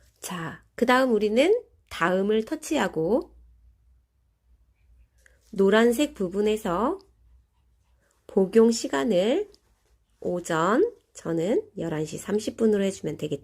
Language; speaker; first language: Korean; native; Korean